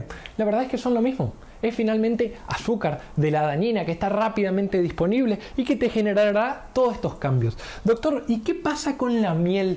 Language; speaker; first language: Spanish; native; Spanish